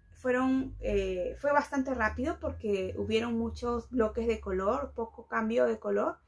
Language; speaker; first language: Spanish; native; Spanish